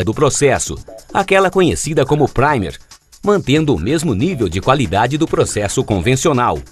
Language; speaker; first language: Portuguese; native; Portuguese